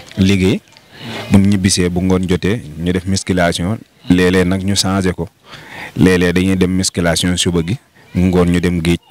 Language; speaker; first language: Wolof; non-native, local second language; Fula